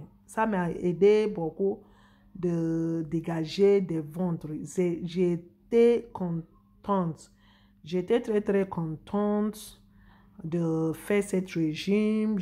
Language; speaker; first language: French; non-native, fluent; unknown